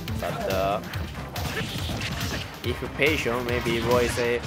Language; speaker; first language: English; non-native, learner; Chinese